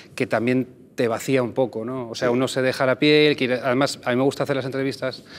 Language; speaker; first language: Spanish; native; Spanish